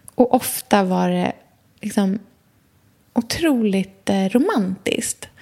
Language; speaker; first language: Swedish; native; Swedish